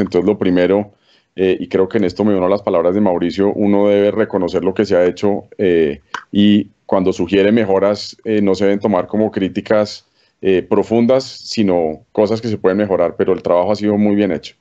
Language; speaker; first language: Spanish; native; Spanish